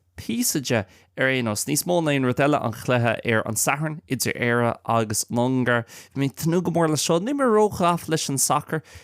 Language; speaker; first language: Irish; non-native, local second language; English